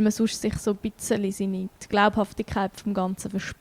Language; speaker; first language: German; native; German